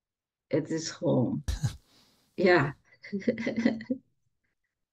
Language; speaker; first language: Dutch; non-native, learner; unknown